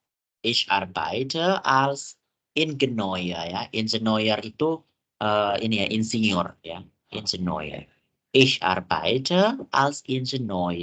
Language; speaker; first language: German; non-native, fluent; Indonesian